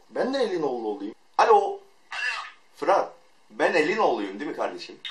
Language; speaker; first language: Turkish; non-native, fluent; Korean